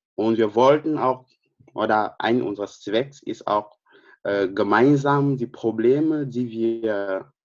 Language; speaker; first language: German; non-native, fluent; French